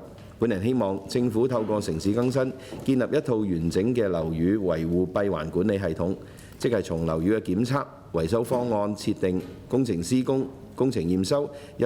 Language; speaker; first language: Cantonese; native; Cantonese